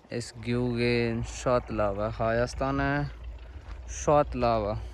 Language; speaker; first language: Armenian; non-native, learner; Hindi